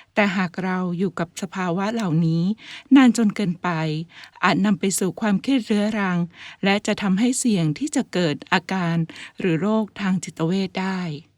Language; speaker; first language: Thai; native; Thai